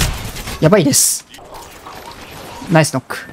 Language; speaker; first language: Japanese; native; Japanese